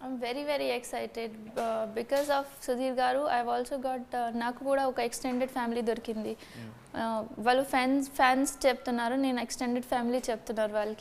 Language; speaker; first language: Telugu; non-native, fluent; Hindi